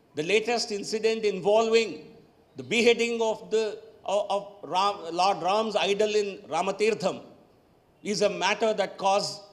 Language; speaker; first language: English; non-native, local second language; Telugu